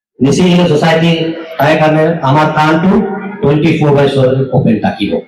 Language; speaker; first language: Assamese; non-native, local second language; Nyishi